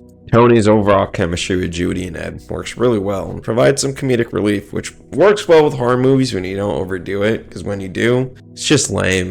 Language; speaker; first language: English; native; English